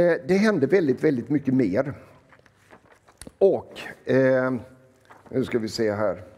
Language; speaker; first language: Swedish; native; Swedish